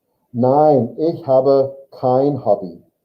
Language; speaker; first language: German; non-native, fluent; English